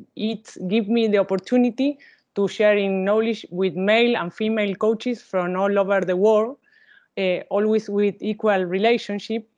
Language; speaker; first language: English; non-native, learner; Spanish